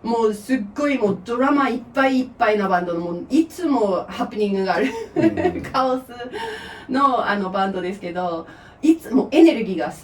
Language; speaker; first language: Japanese; non-native, fluent; English